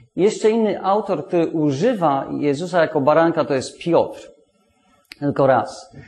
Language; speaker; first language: Polish; non-native, fluent; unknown